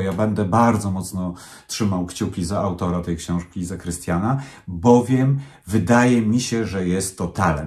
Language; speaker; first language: Polish; native; Polish